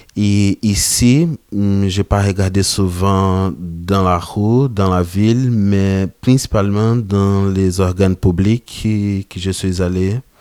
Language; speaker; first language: French; non-native, learner; Portuguese